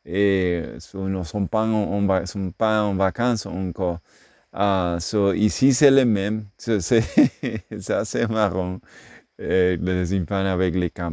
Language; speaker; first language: French; non-native, learner; English